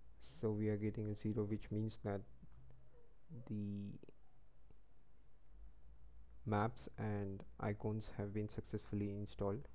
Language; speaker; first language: English; non-native, local second language; Marathi